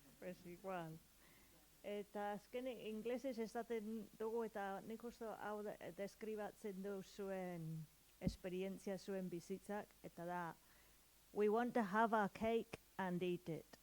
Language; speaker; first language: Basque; non-native, learner; English